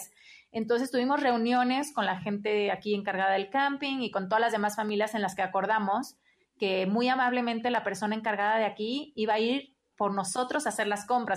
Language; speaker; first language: Spanish; native; Spanish